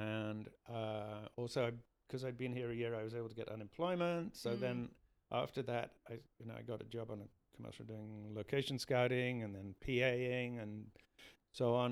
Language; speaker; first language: English; native; English